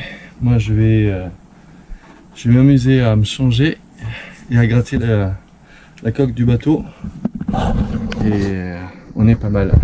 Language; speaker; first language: French; native; French